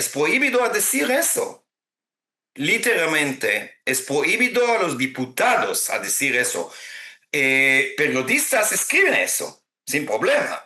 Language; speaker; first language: Spanish; non-native, fluent; Hebrew